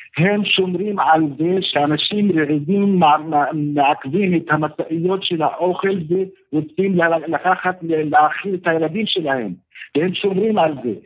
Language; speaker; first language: Hebrew; non-native, fluent; Arabic